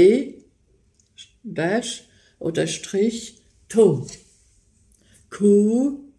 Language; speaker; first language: German; native; German